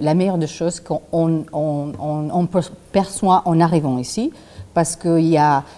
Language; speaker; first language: French; non-native, fluent; Albanian